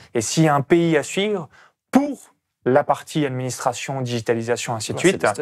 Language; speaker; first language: French; native; French